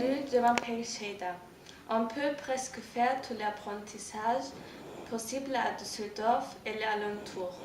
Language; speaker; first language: French; non-native, learner; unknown